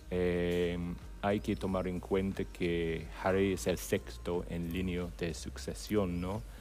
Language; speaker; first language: Spanish; non-native, fluent; English